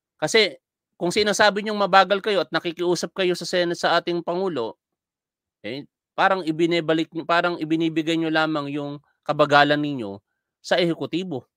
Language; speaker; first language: Filipino; native; Filipino